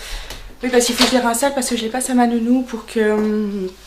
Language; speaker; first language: French; native; French